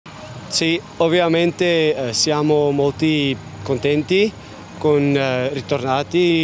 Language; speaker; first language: Italian; non-native, learner; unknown